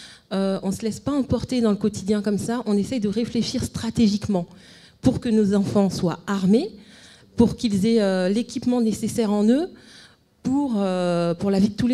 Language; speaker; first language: French; native; French